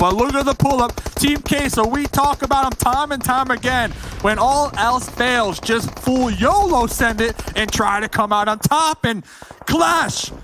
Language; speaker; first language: English; native; English